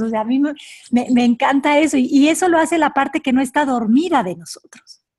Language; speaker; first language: Spanish; native; Spanish